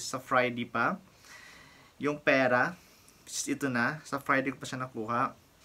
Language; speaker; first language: Filipino; native; Filipino